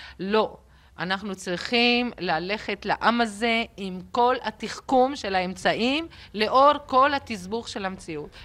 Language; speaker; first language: Hebrew; native; Hebrew